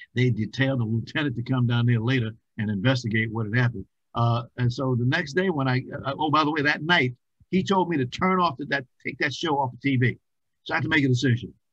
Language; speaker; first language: English; native; English